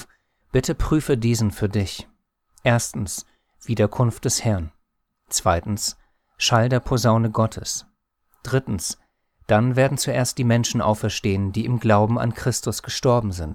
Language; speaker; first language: German; native; German